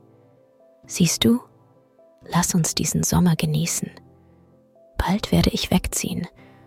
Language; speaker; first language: German; native; German